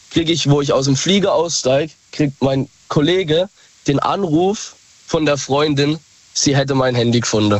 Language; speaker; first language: German; native; German